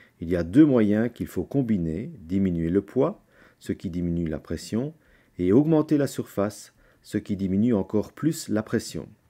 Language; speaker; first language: French; native; French